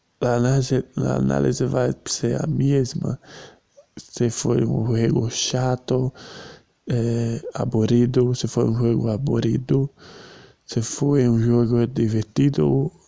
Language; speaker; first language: Spanish; non-native, learner; Portuguese